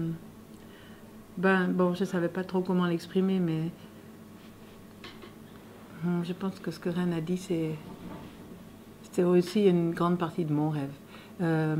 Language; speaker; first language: French; native; French